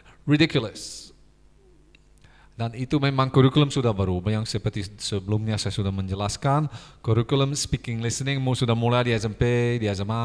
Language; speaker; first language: Indonesian; non-native, fluent; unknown